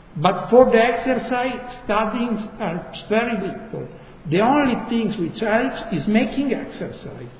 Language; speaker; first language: English; non-native, fluent; Italian